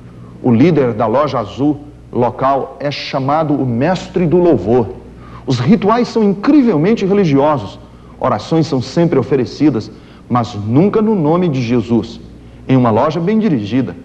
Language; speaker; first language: Portuguese; native; Portuguese